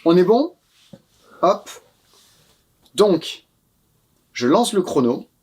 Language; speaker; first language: French; native; French